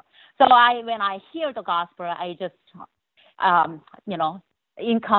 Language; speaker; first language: English; non-native, learner; Korean